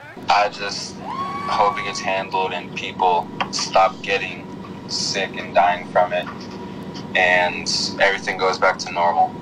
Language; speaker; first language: English; native; English